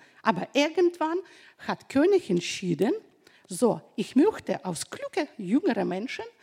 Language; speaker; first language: German; non-native, fluent; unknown